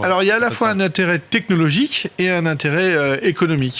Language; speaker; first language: French; native; French